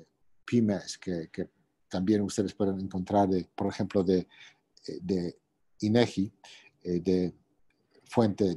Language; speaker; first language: Spanish; non-native, fluent; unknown